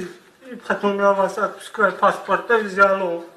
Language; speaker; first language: Russian; non-native, learner; Tajik